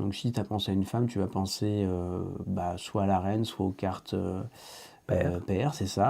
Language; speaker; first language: French; native; French